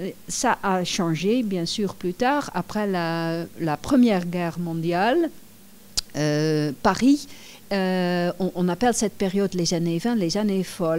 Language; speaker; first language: French; non-native, fluent; Dutch